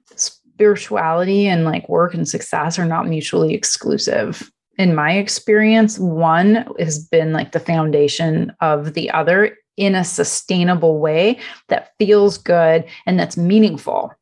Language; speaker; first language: English; non-native, fluent; Italian